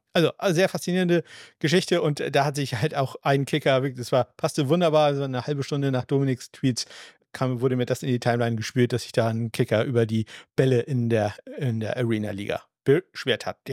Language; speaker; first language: German; native; German